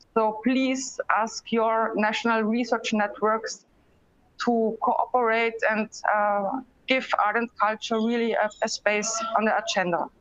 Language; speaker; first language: English; non-native, fluent; German